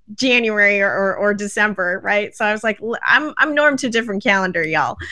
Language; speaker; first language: English; native; English